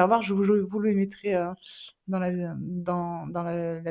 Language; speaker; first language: French; native; French